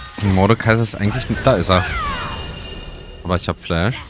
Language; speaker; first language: German; native; German